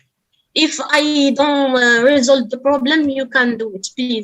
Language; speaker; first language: English; non-native, learner; Arabic